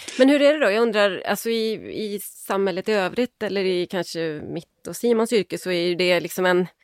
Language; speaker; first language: Swedish; native; Swedish